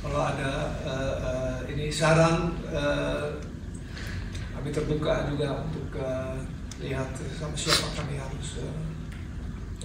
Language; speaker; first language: Indonesian; non-native, fluent; Dutch